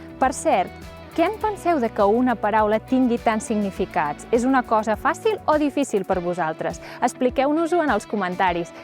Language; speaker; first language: Catalan; native; Catalan